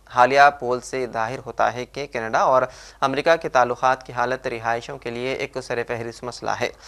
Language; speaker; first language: Urdu; native; Urdu